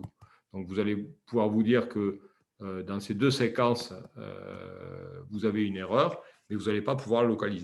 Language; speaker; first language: French; native; French